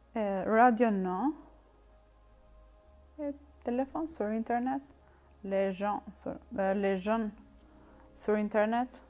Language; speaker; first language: French; non-native, learner; Albanian